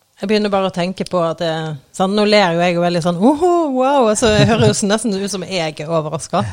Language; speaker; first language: Norwegian; native; Norwegian